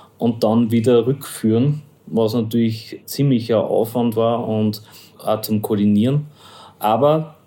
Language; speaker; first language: German; native; German